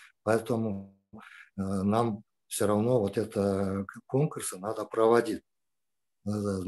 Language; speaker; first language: Russian; non-native, local second language; Kyrgyz